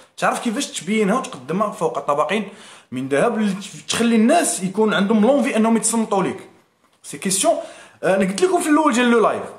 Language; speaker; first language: French; non-native, local second language; Arabic